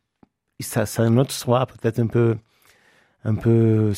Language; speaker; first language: French; non-native, fluent; Portuguese